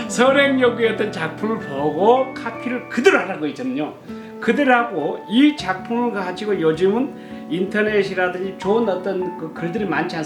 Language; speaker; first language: Korean; native; Korean